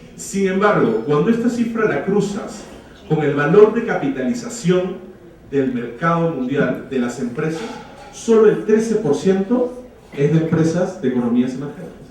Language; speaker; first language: Spanish; native; Spanish